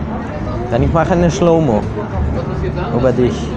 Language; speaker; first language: German; non-native, learner; Italian